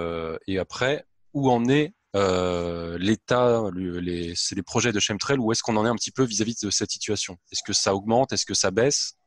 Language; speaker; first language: French; native; French